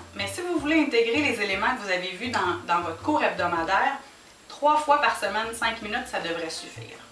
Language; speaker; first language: French; native; French